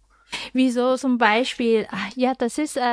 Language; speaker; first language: German; non-native, fluent; Chinese